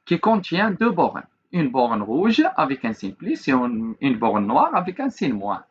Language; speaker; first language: French; non-native, local second language; Arabic